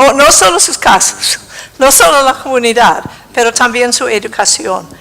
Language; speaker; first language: Spanish; non-native, fluent; English